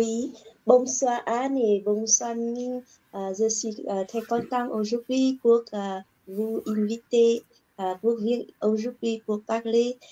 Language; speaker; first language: French; non-native, learner; Vietnamese